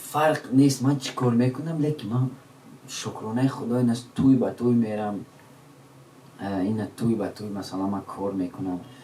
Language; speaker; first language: Tajik; non-native, local second language; Shughni